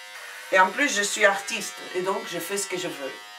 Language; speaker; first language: French; non-native, fluent; Spanish